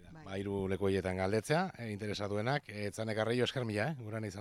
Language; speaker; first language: Basque; native; Basque